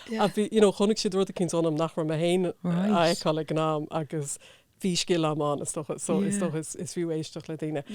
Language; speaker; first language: Irish; non-native, local second language; English